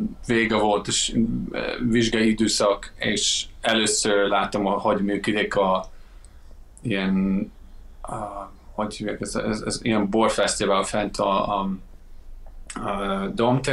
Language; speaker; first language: Hungarian; non-native, fluent; English